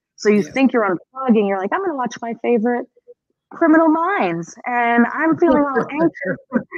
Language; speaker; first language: English; native; English